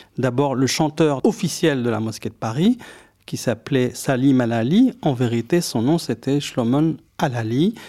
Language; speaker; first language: French; early bilingual, other home language; Arabic